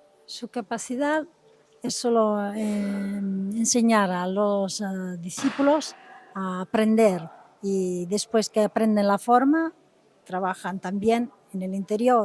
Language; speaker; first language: Spanish; non-native, fluent; Italian